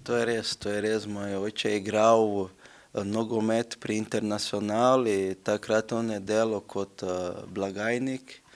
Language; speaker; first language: Slovenian; non-native, learner; Portuguese